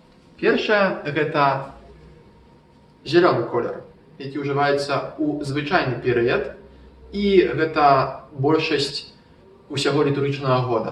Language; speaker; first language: Belarusian; non-native, local second language; Russian